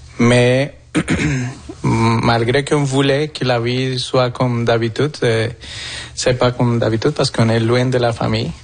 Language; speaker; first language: French; non-native, fluent; Spanish